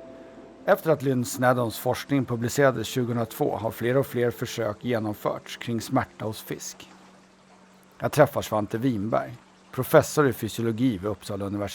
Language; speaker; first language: Swedish; native; Swedish